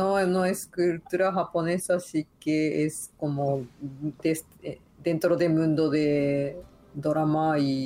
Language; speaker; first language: Spanish; non-native, learner; Japanese